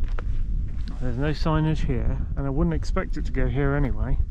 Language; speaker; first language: English; native; English